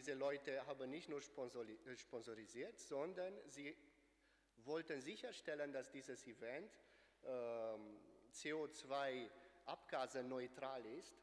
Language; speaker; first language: German; non-native, fluent; Romanian